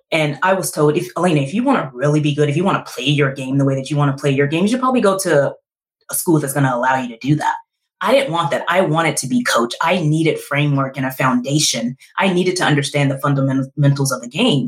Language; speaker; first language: English; native; English